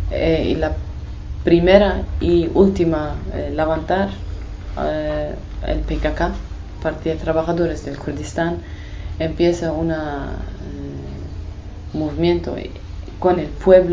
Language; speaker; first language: Spanish; non-native, learner; Kurdish